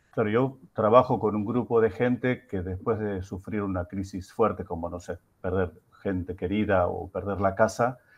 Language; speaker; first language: Spanish; native; Spanish